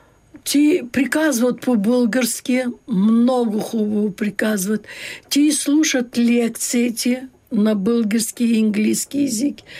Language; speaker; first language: Bulgarian; early bilingual, heritage; Bulgarian